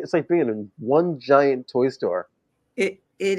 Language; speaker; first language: English; native; English